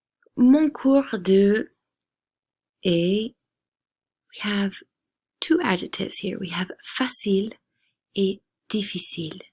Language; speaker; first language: French; non-native, fluent; English